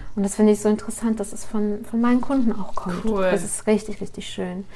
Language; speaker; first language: German; early bilingual, other home language; Russian